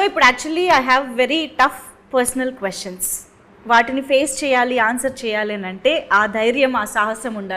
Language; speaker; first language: Telugu; native; Telugu